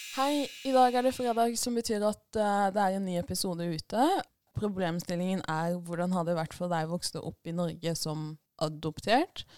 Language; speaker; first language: Norwegian; early bilingual, other home language; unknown